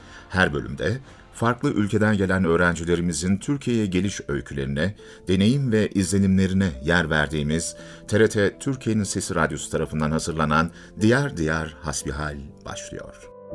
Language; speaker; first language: Turkish; native; Turkish